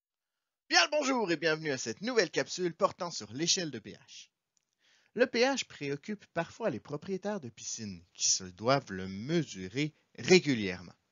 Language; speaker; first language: French; native; French